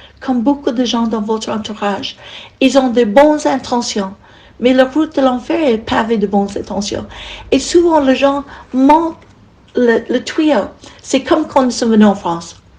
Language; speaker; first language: French; non-native, fluent; English